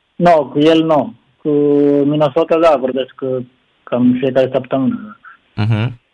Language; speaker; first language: Romanian; non-native, fluent; Japanese